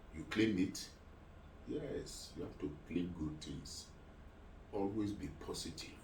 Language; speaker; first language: English; non-native, local second language; Yoruba